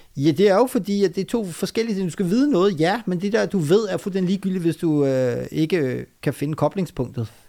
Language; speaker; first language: Danish; early bilingual, other home language; Urdu